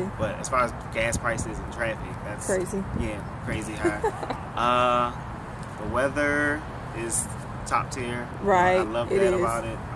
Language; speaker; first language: English; native; English